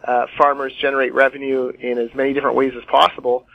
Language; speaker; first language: English; native; English